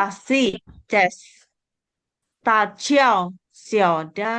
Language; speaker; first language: Chinese; non-native, learner; Indonesian